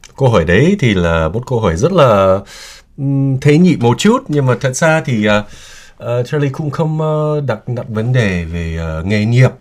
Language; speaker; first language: Vietnamese; non-native, fluent; English